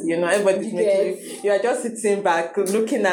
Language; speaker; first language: English; non-native, local second language; Igbo